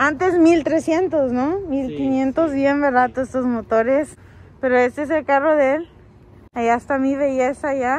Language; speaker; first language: Spanish; early bilingual, heritage; Spanish